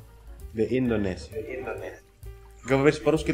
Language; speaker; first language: Romanian; non-native, learner; Indonesian